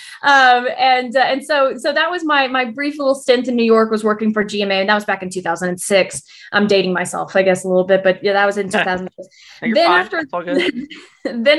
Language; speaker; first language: English; native; English